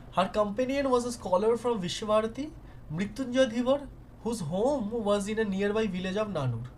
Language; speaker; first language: English; non-native, local second language; Bangla